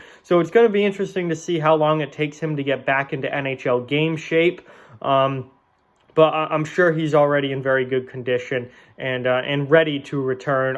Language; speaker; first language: English; native; English